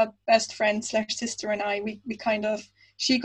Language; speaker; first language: English; non-native, fluent; German